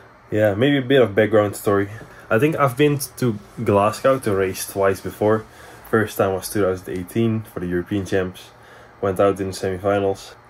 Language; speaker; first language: English; non-native, fluent; Dutch